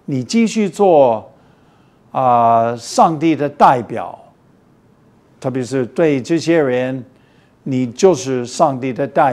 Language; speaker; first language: Chinese; non-native, fluent; English